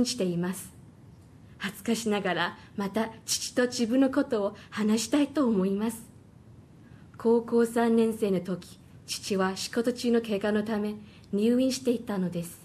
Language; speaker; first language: Japanese; non-native, fluent; Chinese